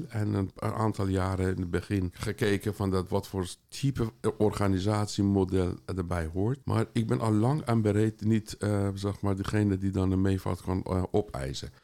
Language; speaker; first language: Dutch; non-native, fluent; Persian